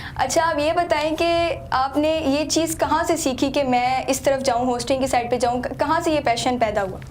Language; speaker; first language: Urdu; native; Urdu